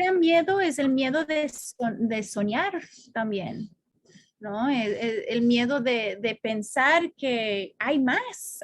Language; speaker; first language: Spanish; non-native, fluent; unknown